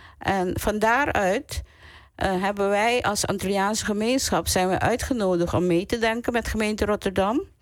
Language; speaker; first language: Dutch; non-native, local second language; Papiamento